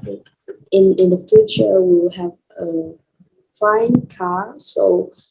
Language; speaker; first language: English; non-native, learner; Vietnamese